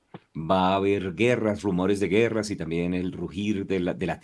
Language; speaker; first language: Spanish; native; Spanish